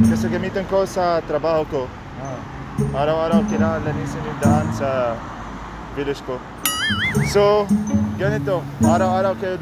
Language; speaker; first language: Filipino; non-native, fluent; Arabic